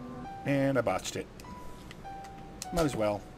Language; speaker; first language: English; native; English